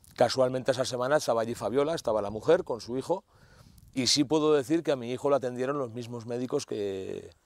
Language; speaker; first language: Spanish; native; Spanish